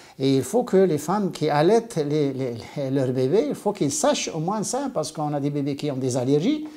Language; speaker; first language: French; non-native, local second language; Arabic